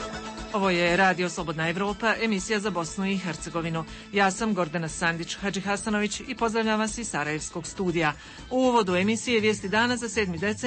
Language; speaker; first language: Croatian; native; Croatian